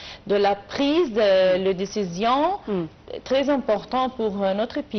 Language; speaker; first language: French; non-native, learner; Arabic